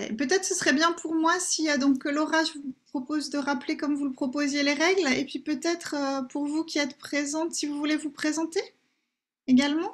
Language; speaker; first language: French; native; French